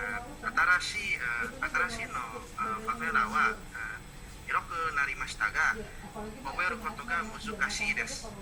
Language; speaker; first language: Japanese; non-native, learner; Indonesian